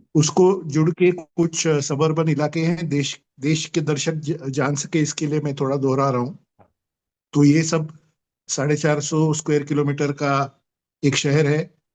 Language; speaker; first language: Hindi; non-native, local second language; Marathi